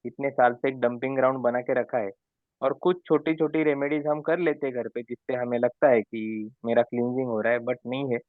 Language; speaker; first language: Hindi; non-native, local second language; Marathi